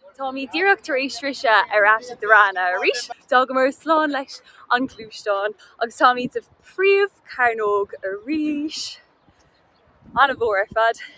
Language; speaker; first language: Irish; native; Irish